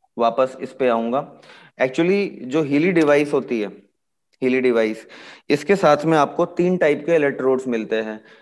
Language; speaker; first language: Hindi; native; Hindi